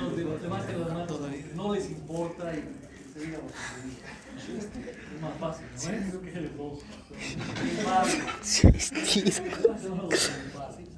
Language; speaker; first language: Spanish; native; Spanish